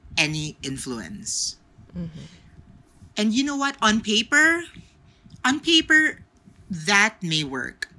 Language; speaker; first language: English; non-native, local second language; Filipino